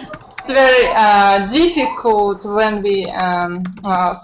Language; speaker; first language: English; non-native, learner; Russian